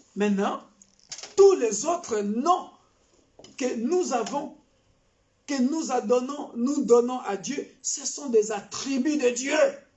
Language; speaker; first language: French; non-native, local second language; Kongo